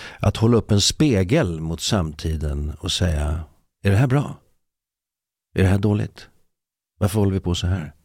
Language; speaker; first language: Swedish; native; Swedish